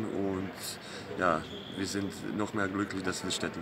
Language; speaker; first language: German; non-native, fluent; Croatian